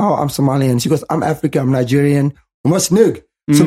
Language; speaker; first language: English; non-native, fluent; Somali